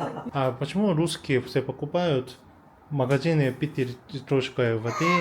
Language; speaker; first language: Russian; non-native, learner; Korean